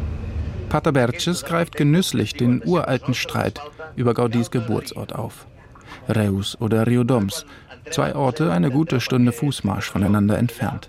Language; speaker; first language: German; native; German